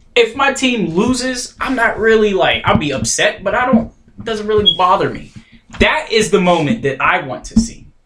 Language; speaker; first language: English; native; English